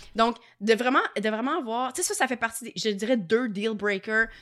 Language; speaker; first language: French; native; French